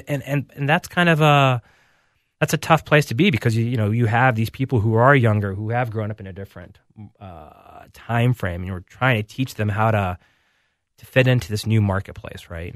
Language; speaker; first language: English; native; English